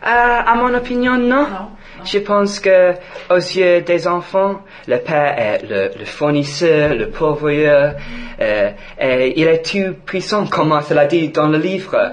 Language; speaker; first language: French; non-native, fluent; English